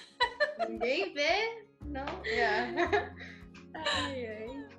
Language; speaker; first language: Portuguese; early bilingual, other home language; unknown